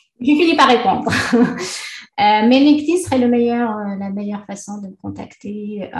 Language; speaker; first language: French; non-native, local second language; Arabic